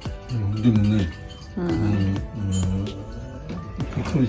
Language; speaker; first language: Japanese; native; Japanese